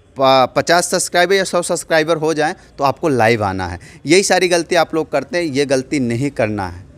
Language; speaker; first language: Hindi; native; Hindi